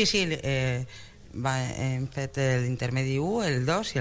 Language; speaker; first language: Catalan; non-native, fluent; Spanish